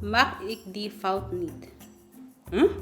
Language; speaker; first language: Dutch; non-native, learner; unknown